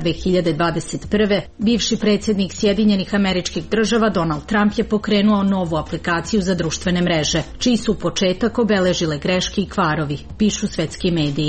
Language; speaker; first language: Serbian; native; Serbian